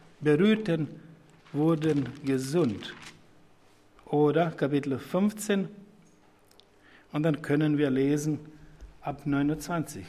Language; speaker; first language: German; non-native, fluent; Serbian